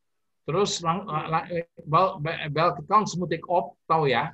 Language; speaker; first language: Dutch; non-native, learner; Indonesian